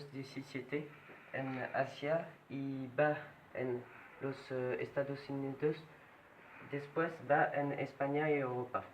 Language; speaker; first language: Spanish; non-native, learner; French